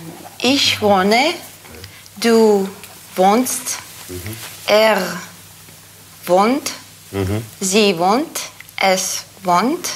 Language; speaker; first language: German; non-native, learner; Russian